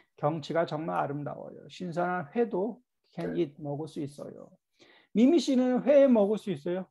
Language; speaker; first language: Korean; native; Korean